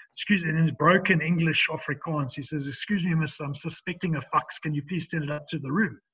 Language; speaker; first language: English; native; English